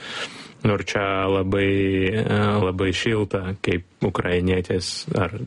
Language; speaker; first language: Lithuanian; non-native, learner; Ukrainian